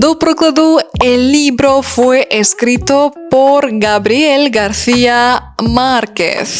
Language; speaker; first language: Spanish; non-native, fluent; Ukrainian